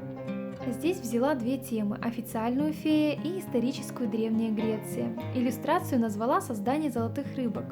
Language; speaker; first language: Russian; native; Russian